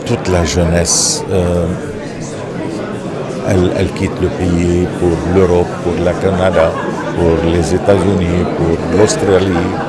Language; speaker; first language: French; non-native, local second language; Arabic